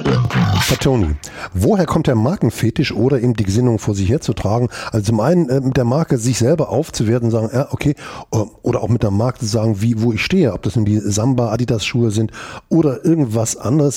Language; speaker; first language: German; native; German